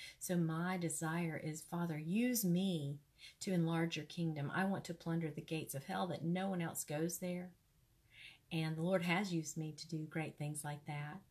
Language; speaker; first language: English; native; English